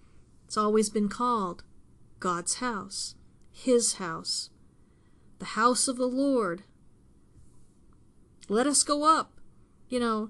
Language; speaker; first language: English; native; English